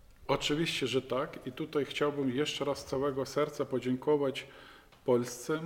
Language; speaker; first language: Polish; non-native, fluent; Ukrainian